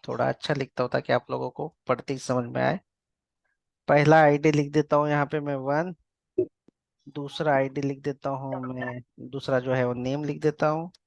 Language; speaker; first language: Hindi; non-native, local second language; Marathi